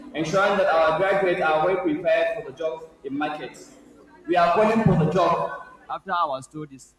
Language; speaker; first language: English; non-native, local second language; Hausa